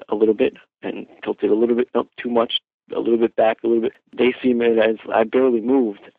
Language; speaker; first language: English; native; English